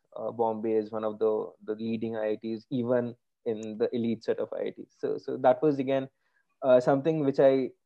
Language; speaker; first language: English; non-native, local second language; Bangla